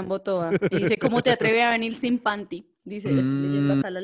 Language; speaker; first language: Spanish; native; Spanish